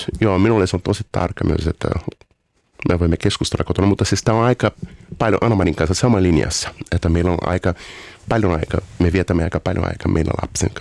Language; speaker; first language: Finnish; non-native, fluent; Portuguese